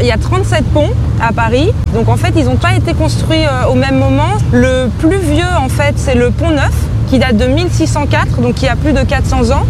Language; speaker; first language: French; native; French